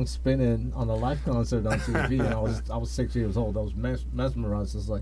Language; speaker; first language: English; non-native, fluent; Dutch